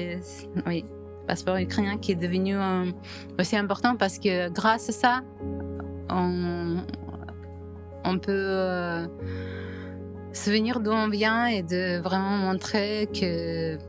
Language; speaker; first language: French; non-native, fluent; Ukrainian